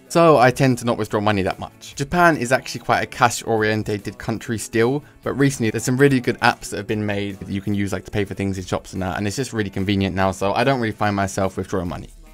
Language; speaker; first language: English; native; English